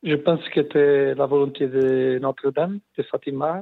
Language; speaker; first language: French; non-native, learner; Portuguese